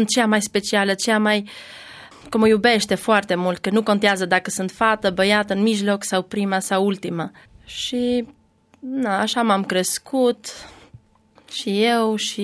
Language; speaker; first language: Romanian; non-native, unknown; Albanian